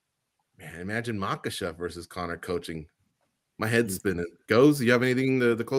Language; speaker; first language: English; native; English